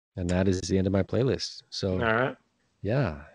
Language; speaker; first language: English; native; English